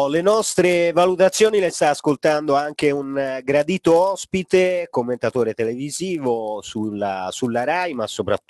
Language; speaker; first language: Italian; native; Italian